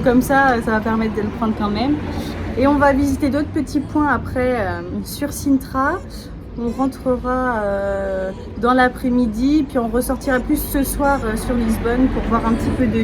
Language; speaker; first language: French; native; French